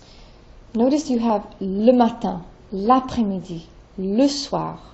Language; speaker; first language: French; non-native, fluent; English